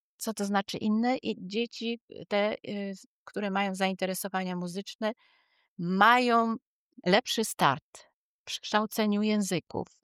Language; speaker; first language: Polish; native; Polish